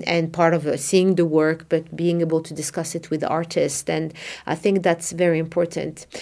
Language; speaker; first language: English; non-native, fluent; Arabic